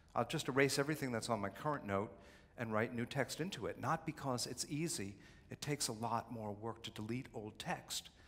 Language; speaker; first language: English; native; English